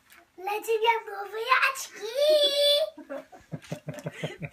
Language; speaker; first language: Russian; early bilingual, heritage; English